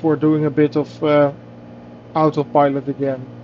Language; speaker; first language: English; non-native, fluent; Dutch